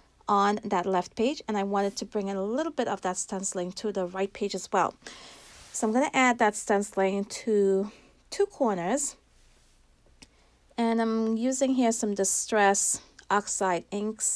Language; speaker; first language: English; native; English